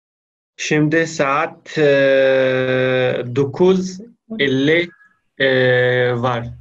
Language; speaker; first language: Turkish; non-native, learner; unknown